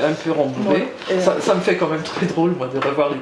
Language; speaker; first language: French; native; French